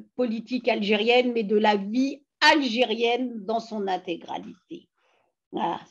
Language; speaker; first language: French; native; French